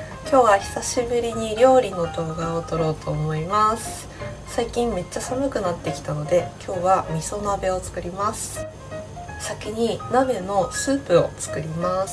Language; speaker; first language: Japanese; non-native, local second language; Chinese